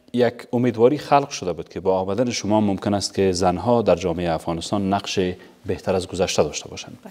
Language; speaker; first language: Persian; native; Persian